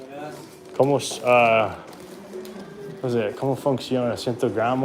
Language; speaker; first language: Spanish; non-native, learner; English